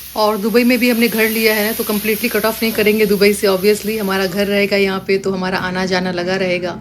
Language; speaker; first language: Hindi; native; Hindi